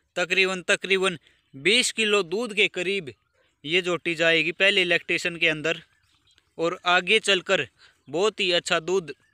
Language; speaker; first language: Hindi; native; Hindi